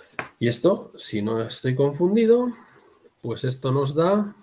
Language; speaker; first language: Spanish; native; Spanish